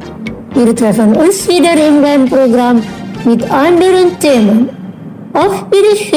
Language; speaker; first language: German; non-native, fluent; Indonesian